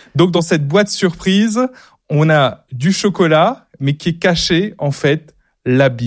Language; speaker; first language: French; native; French